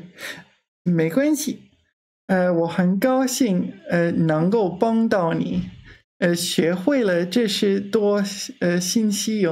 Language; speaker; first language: Chinese; non-native, learner; English